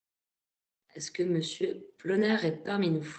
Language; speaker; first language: French; native; French